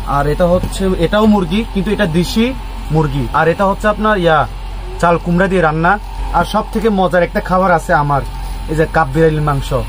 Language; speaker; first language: Bangla; non-native, local second language; Marma